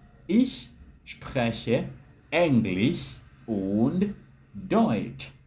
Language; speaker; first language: German; non-native, learner; English